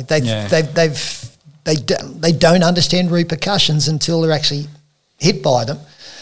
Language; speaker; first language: English; native; English